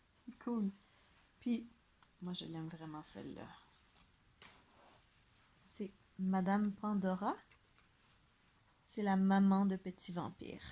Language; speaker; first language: French; native; French